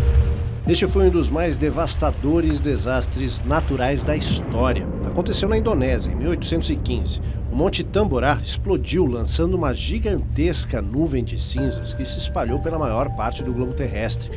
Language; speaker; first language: Portuguese; native; Portuguese